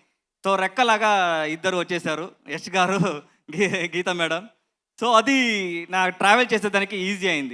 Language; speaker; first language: Telugu; non-native, learner; Kannada